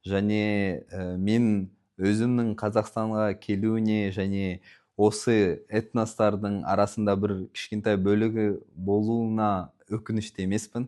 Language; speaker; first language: Kazakh; non-native, learner; Punjabi